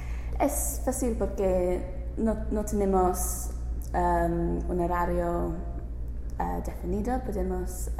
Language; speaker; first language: Spanish; non-native, learner; English